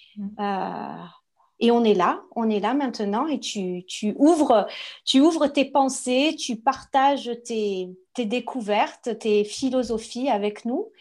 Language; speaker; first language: French; native; French